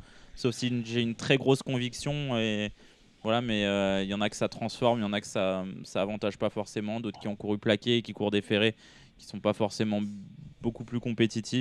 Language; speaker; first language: French; native; French